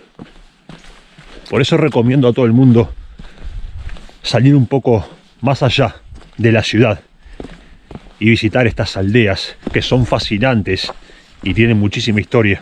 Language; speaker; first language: Spanish; native; Spanish